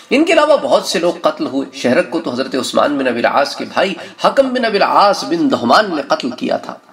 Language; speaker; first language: Urdu; native; Urdu